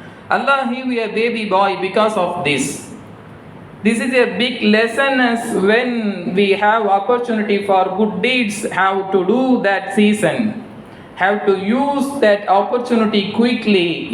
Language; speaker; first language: English; non-native, local second language; Tamil